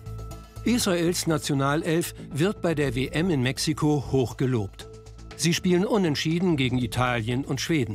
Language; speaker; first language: German; native; German